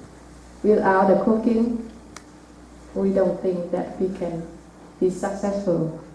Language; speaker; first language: English; non-native, learner; Vietnamese